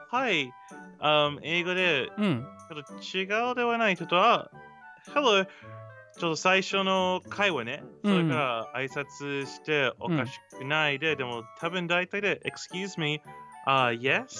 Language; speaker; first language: Japanese; non-native, learner; English